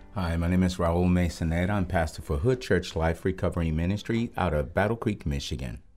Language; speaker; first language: English; early bilingual, other home language; Spanish